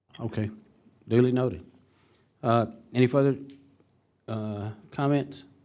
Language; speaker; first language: English; native; English